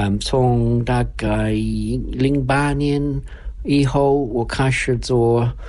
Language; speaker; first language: Chinese; non-native, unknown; English